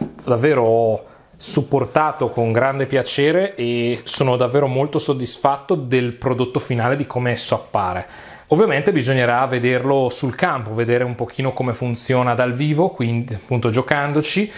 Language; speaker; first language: Italian; native; Italian